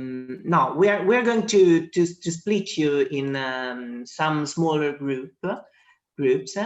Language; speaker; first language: English; non-native, fluent; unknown